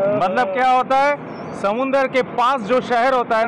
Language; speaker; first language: Hindi; non-native, local second language; Bangla